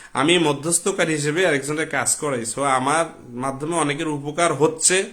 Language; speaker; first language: Bangla; native; Bangla